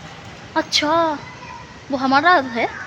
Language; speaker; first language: Hindi; non-native, local second language; Bangla